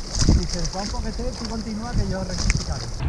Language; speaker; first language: Catalan; native; Catalan